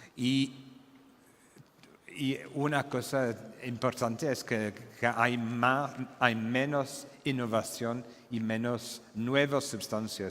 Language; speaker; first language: Spanish; non-native, fluent; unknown